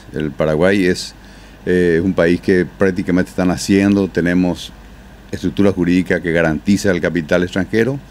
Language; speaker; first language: Spanish; native; Spanish